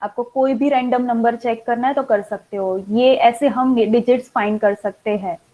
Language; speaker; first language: Hindi; non-native, local second language; Gujarati